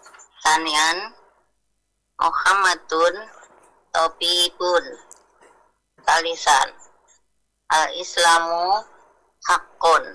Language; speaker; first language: Arabic; non-native, learner; Indonesian